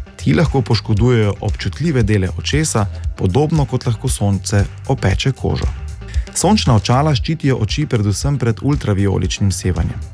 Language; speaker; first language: Slovenian; native; Slovenian